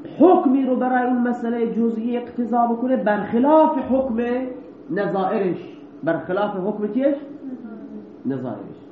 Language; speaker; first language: Persian; non-native, local second language; Baluchi